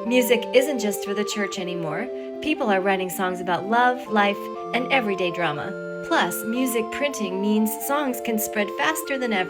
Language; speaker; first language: English; native; English